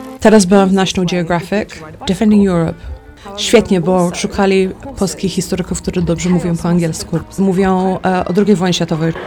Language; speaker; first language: Polish; early bilingual, heritage; Polish